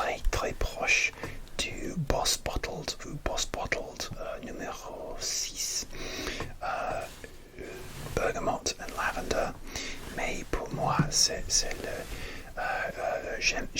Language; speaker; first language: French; non-native, learner; English